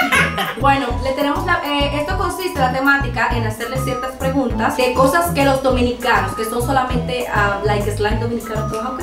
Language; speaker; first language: Spanish; native; Spanish